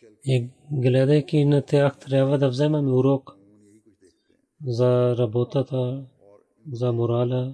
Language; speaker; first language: Bulgarian; non-native, learner; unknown